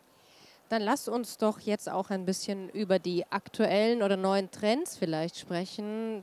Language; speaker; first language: German; native; German